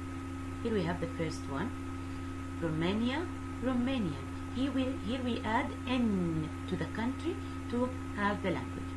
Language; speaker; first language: English; non-native, fluent; Arabic